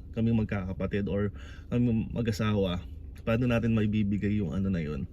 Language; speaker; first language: Filipino; native; Filipino